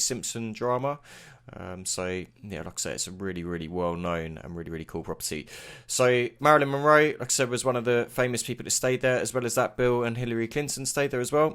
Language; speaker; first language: English; native; English